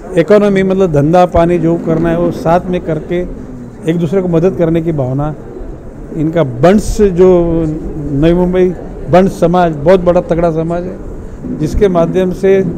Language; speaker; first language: Hindi; non-native, local second language; Marathi